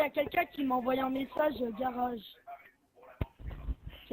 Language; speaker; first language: French; native; French